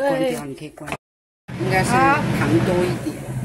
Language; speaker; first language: Chinese; native; Chinese